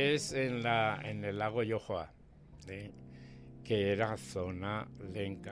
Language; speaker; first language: Spanish; native; Spanish